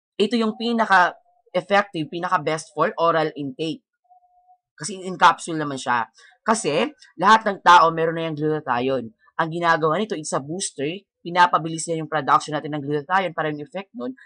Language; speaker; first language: Filipino; non-native, local second language; Maranao